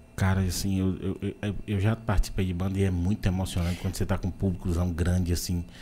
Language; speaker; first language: Portuguese; native; Portuguese